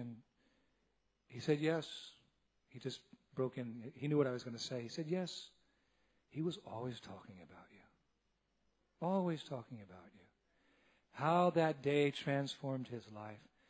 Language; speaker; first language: English; native; English